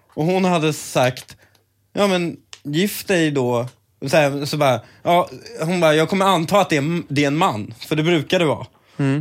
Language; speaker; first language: Swedish; early bilingual, other home language; Persian